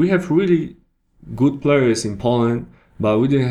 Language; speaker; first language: English; non-native, learner; Polish